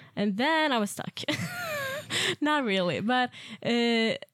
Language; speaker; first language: English; non-native, fluent; Swedish